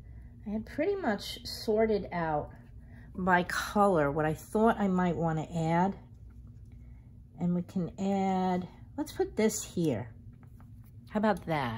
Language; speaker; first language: English; native; English